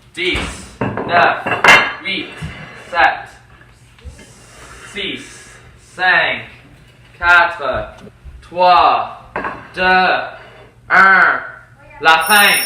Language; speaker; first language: French; non-native, fluent; English